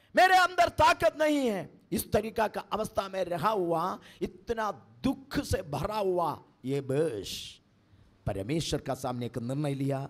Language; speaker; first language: Hindi; non-native, local second language; Malayalam